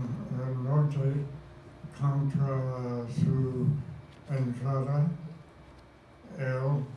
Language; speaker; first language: Spanish; non-native, fluent; English